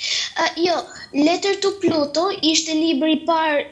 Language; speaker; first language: Albanian; early bilingual, heritage; Albanian